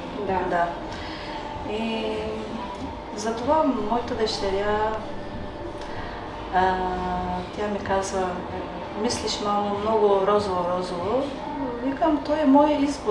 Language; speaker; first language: Bulgarian; non-native, local second language; Turkish